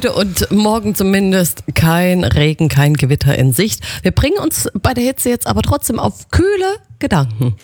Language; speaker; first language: German; native; German